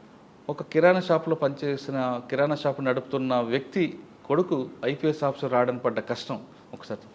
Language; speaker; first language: Telugu; native; Telugu